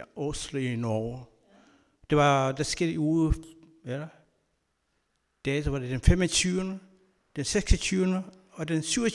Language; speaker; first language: Danish; non-native, learner; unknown